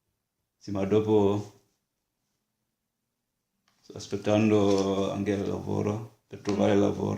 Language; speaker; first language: Italian; non-native, learner; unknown